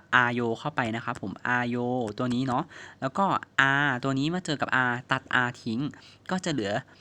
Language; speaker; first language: Thai; native; Thai